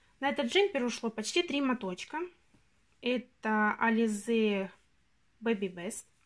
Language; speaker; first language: Russian; native; Russian